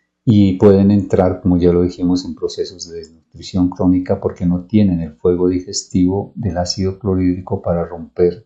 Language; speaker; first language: Spanish; native; Spanish